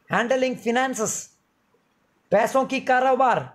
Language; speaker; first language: Hindi; non-native, local second language; Malayalam